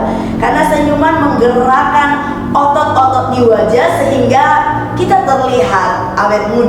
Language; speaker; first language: Indonesian; native; Indonesian